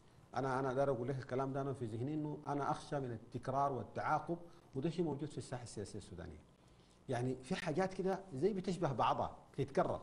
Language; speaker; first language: Arabic; native; Arabic